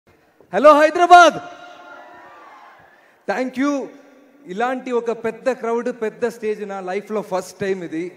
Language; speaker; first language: Telugu; non-native, learner; Malayalam